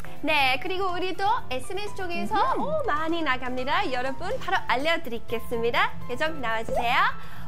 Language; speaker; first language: Korean; non-native, learner; English